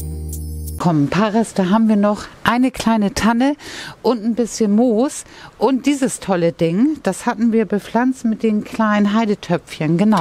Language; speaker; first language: German; native; German